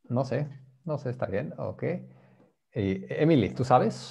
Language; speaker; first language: Spanish; non-native, fluent; English